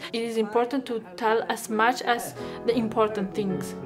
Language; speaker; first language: English; non-native, fluent; Arabic